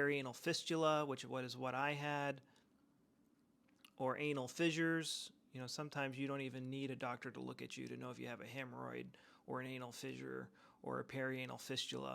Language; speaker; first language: English; native; English